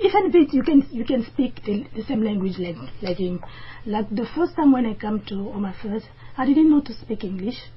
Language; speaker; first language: English; non-native, learner; French